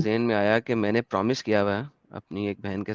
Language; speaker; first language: Hindi; native; Hindi